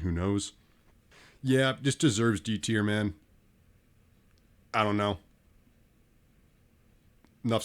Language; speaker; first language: English; native; English